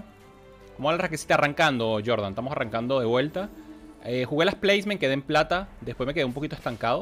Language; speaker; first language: Spanish; native; Spanish